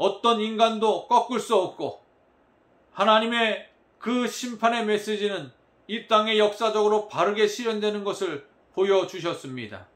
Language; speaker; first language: Korean; native; Korean